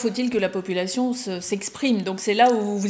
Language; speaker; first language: French; native; French